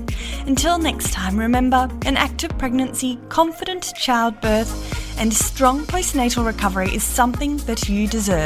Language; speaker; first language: English; native; English